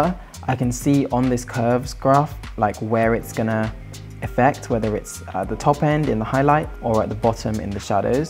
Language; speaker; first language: English; native; English